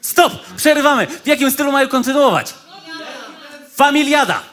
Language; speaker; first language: Polish; native; Polish